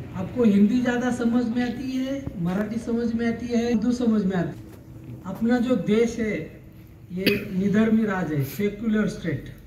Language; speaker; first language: Hindi; non-native, local second language; Marathi